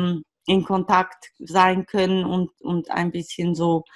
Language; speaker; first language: German; native; German